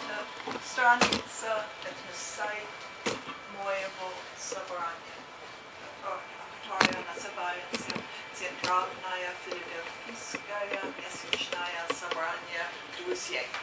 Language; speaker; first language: Russian; non-native, learner; English